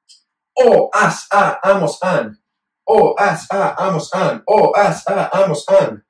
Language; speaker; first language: Spanish; non-native, fluent; English